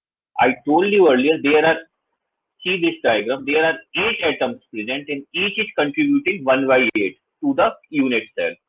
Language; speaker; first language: English; non-native, local second language; Hindi